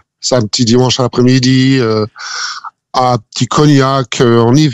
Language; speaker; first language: French; native; French